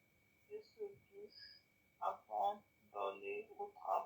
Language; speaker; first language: French; non-native, learner; English